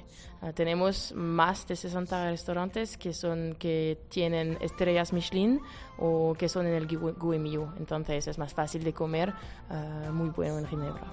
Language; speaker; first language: Spanish; non-native, fluent; French